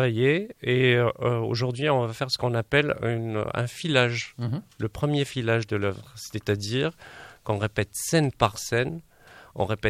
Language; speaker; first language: French; non-native, local second language; Arabic